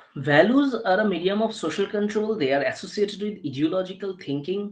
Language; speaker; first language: English; non-native, local second language; Bangla